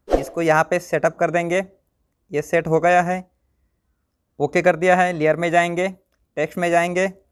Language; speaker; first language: Hindi; non-native, local second language; Marathi